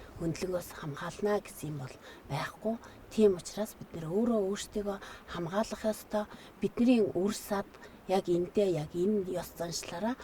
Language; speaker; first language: Mongolian; non-native, local second language; Tuvinian